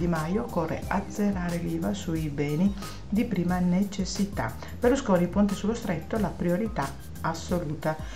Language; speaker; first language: Italian; native; Italian